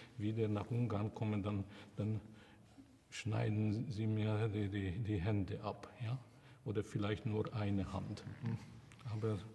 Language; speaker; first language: German; non-native, fluent; Hungarian